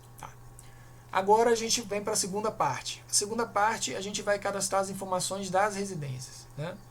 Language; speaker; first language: Portuguese; native; Portuguese